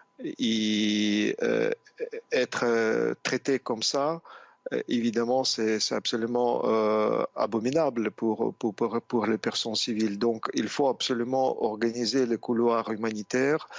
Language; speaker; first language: French; non-native, fluent; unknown